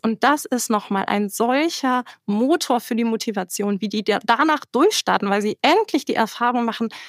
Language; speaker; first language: German; native; German